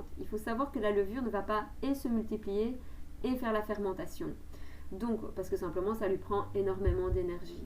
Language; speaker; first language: French; native; French